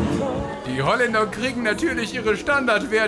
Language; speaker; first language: German; native; German